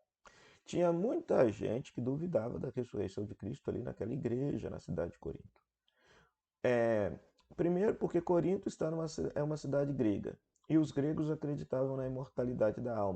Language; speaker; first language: Portuguese; native; Portuguese